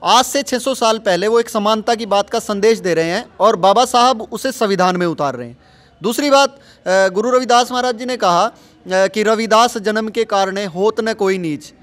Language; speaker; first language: Hindi; native; Hindi